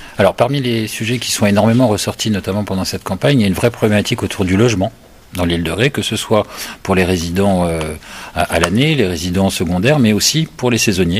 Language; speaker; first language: French; native; French